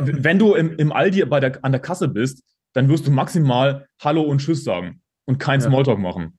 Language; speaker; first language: German; native; German